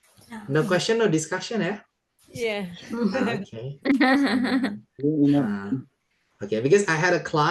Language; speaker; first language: English; non-native, local second language; Indonesian